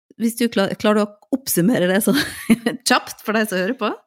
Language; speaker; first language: Norwegian; native; Norwegian